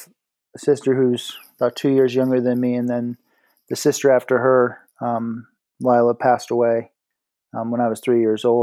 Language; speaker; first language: English; native; English